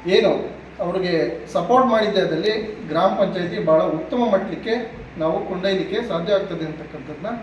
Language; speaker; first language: Kannada; native; Kannada